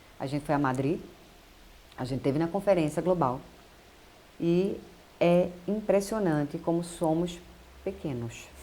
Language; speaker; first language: Portuguese; native; Portuguese